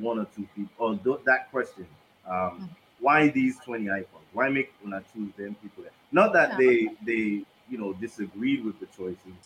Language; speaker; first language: English; non-native, local second language; Krio